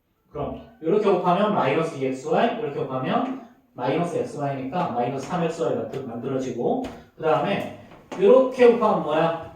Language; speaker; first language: Korean; native; Korean